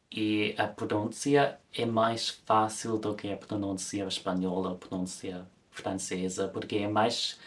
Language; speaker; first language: Portuguese; non-native, fluent; English